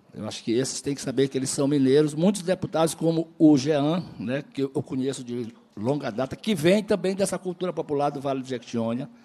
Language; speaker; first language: Portuguese; native; Portuguese